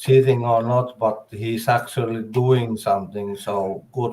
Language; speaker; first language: English; non-native, learner; Finnish